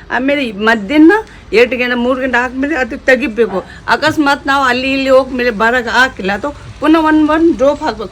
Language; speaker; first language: Kannada; non-native, local second language; Tibetan